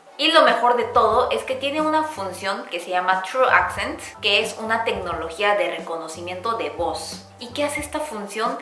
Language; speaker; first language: Spanish; non-native, fluent; Korean